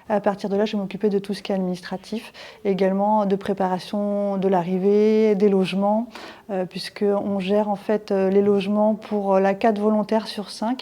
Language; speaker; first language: French; native; French